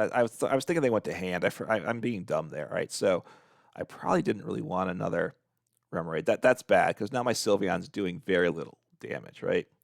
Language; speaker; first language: English; native; English